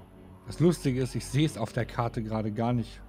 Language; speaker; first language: German; native; German